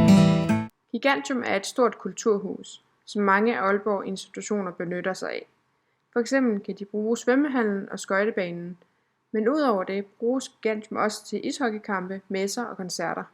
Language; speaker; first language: Danish; native; Danish